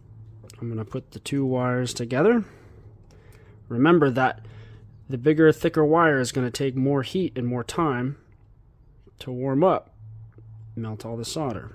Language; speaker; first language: English; native; English